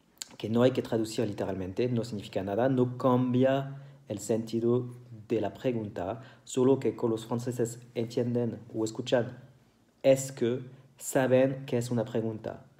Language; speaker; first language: Spanish; non-native, fluent; French